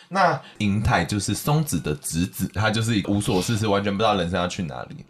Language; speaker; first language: Chinese; native; Chinese